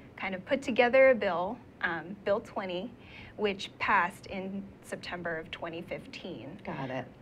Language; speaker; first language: English; native; English